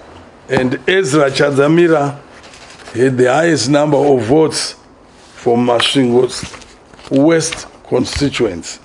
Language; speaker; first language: English; non-native, local second language; Shona